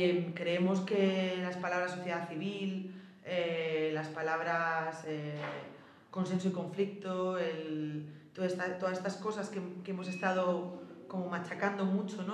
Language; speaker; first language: Spanish; non-native, local second language; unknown